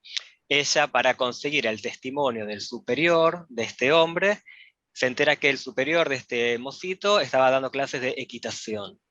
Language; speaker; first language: Spanish; native; Spanish